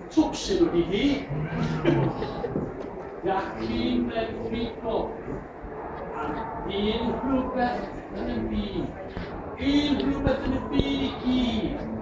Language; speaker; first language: Welsh; non-native, learner; English